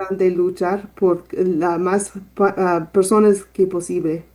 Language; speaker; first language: Spanish; non-native, fluent; English